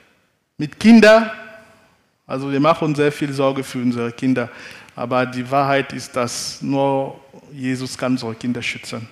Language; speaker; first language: German; non-native, fluent; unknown